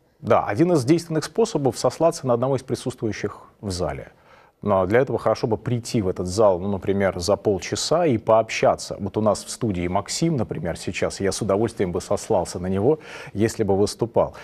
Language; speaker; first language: Russian; native; Russian